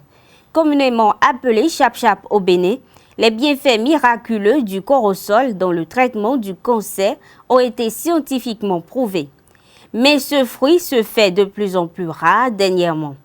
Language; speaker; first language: French; native; French